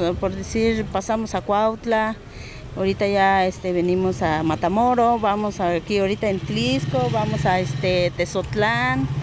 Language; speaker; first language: Spanish; native; Spanish